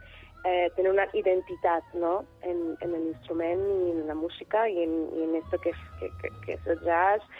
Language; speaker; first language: Catalan; non-native, learner; Spanish